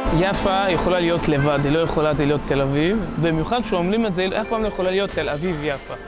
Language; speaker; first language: Hebrew; non-native, local second language; Arabic